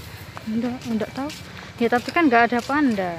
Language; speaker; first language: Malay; non-native, local second language; Javanese